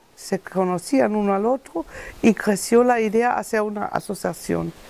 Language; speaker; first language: Spanish; non-native, learner; German